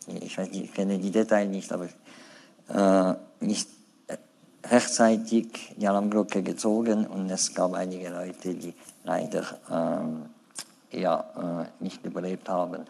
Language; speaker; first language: German; non-native, fluent; French